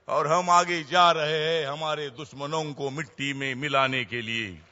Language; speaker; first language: Hindi; non-native, local second language; Marathi